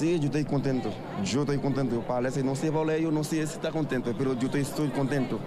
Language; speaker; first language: Spanish; non-native, learner; Haitian Creole